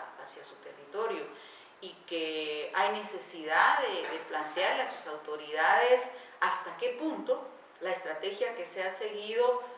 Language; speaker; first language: Spanish; native; Spanish